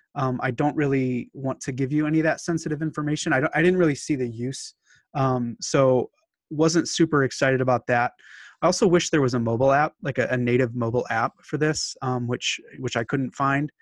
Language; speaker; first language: English; native; English